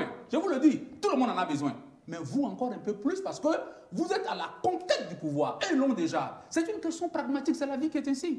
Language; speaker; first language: French; native; French